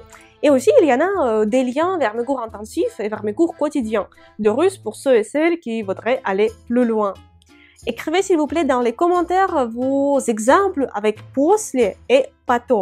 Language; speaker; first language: French; non-native, fluent; Russian